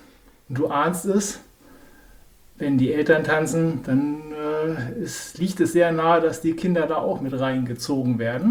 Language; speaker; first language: German; native; German